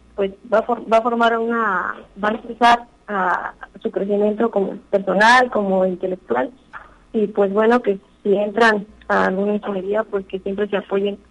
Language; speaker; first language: Spanish; native; Spanish